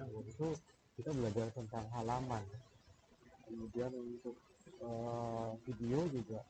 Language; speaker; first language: Indonesian; native; Indonesian